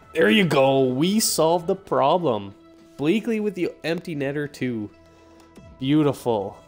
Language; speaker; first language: English; native; English